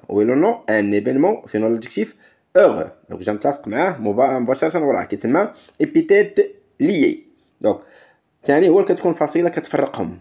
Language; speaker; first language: French; non-native, local second language; Arabic